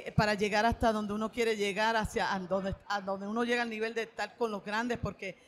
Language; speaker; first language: Spanish; native; Spanish